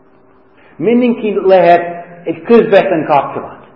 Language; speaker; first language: Hungarian; non-native, fluent; English